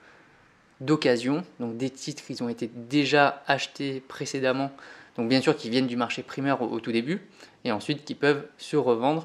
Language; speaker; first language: French; native; French